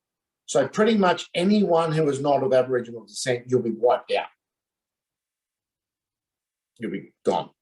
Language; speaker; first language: English; native; English